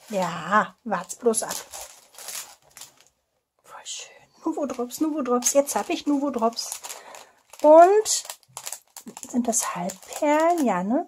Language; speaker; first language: German; native; German